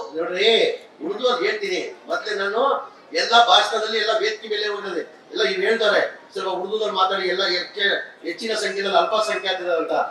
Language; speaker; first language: Kannada; non-native, local second language; Urdu